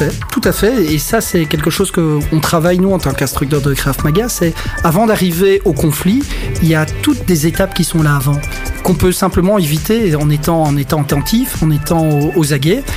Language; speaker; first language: French; native; French